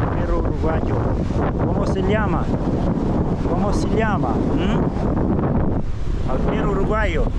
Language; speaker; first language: Spanish; non-native, learner; Portuguese